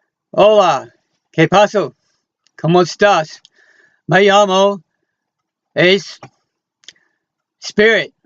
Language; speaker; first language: Spanish; non-native, learner; English